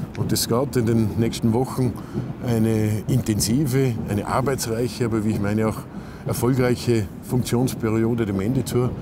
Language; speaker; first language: German; native; German